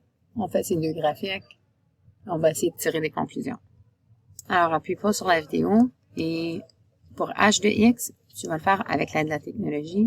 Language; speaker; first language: French; native; French